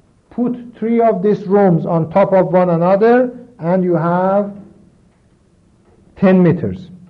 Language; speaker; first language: English; non-native, fluent; Persian